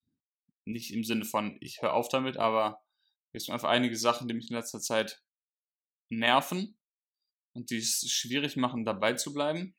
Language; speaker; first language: German; native; German